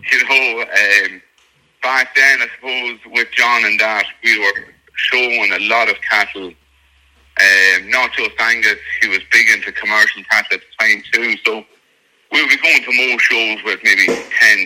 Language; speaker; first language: English; native; English